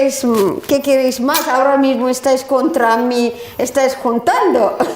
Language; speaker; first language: Spanish; non-native, learner; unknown